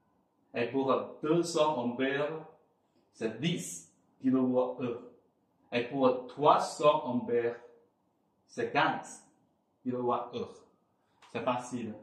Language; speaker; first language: French; non-native, fluent; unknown